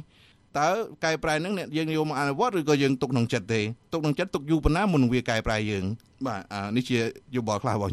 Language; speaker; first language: Khmer; native; Khmer